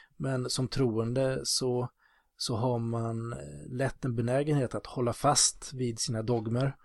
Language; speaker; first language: Swedish; native; Swedish